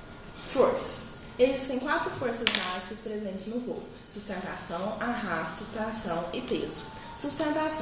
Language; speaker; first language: Portuguese; native; Portuguese